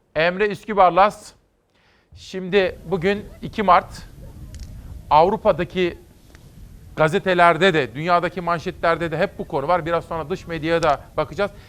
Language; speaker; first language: Turkish; native; Turkish